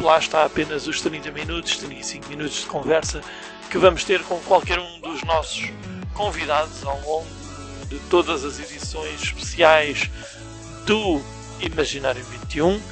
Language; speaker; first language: Portuguese; native; Portuguese